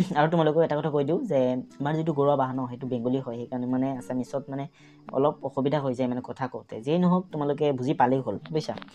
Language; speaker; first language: Assamese; non-native, local second language; Bangla